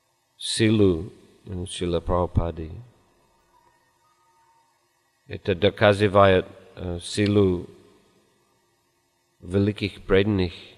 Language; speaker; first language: Russian; non-native, fluent; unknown